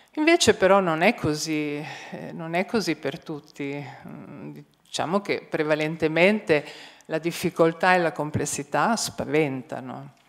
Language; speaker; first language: Italian; native; Italian